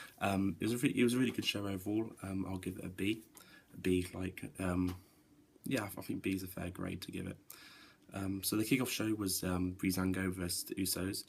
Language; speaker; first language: English; native; English